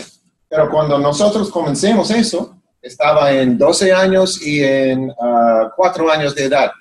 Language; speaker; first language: Spanish; non-native, fluent; English